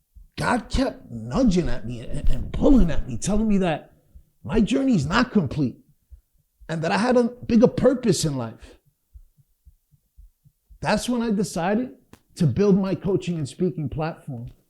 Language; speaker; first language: English; native; English